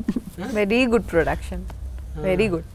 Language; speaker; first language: Telugu; non-native, learner; Bangla